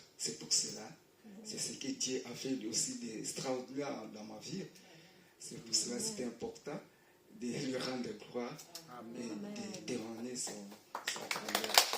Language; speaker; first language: French; non-native, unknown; Portuguese